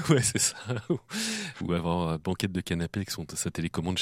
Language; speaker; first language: French; native; French